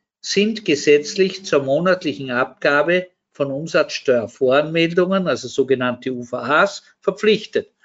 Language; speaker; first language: German; native; German